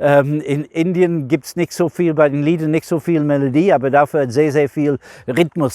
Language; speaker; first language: German; non-native, fluent; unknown